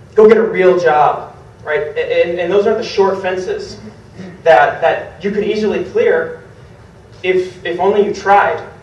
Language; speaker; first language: English; native; English